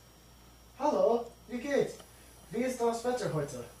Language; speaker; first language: German; non-native, learner; English